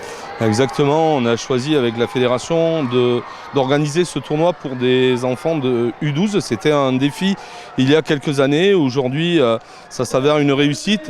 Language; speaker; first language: French; native; French